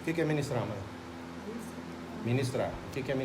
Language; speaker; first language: Portuguese; native; Portuguese